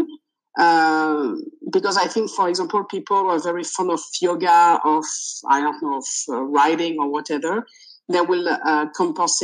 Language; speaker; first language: English; non-native, fluent; French